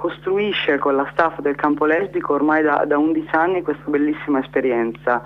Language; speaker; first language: Italian; native; Italian